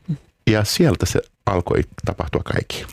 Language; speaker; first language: Finnish; non-native, learner; Portuguese